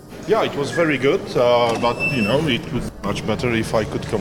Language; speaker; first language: English; non-native, fluent; Polish